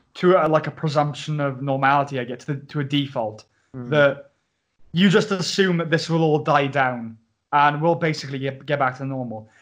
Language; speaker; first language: English; native; English